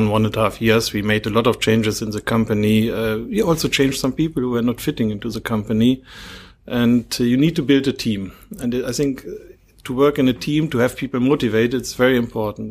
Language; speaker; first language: English; non-native, fluent; German